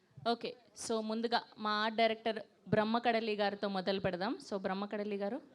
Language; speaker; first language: Telugu; native; Telugu